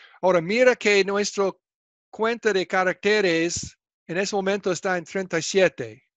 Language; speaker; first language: Spanish; non-native, fluent; English